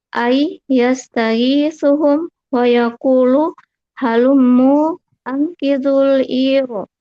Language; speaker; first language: Arabic; non-native, learner; Indonesian